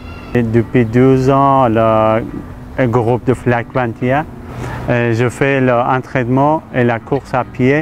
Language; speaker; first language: French; non-native, learner; Pashto